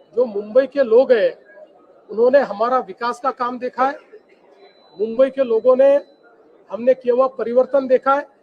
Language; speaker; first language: Hindi; non-native, local second language; Marathi